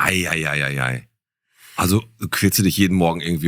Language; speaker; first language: German; native; German